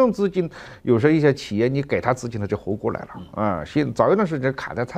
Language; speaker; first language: Chinese; native; Chinese